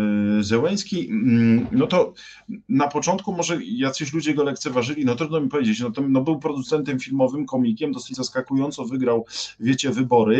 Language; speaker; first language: Polish; native; Polish